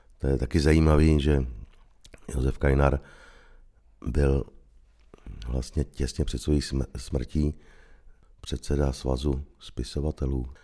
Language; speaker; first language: Czech; native; Czech